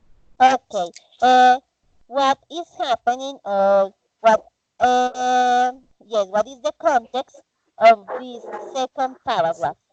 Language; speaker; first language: English; non-native, fluent; Spanish